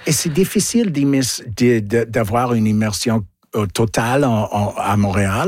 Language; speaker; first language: French; non-native, local second language; English